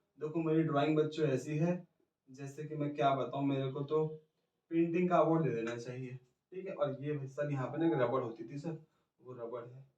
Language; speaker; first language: Hindi; native; Hindi